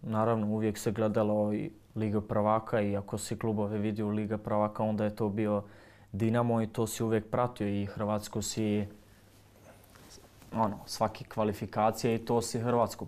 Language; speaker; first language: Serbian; early bilingual, heritage; Croatian